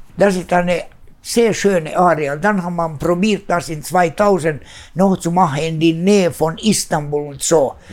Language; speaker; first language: German; non-native, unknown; Swedish